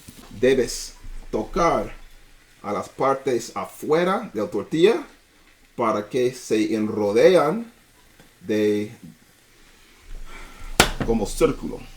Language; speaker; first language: Spanish; non-native, learner; English